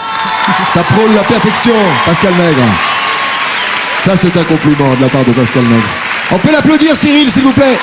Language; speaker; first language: French; native; French